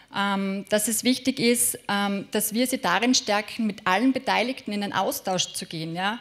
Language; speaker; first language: German; native; German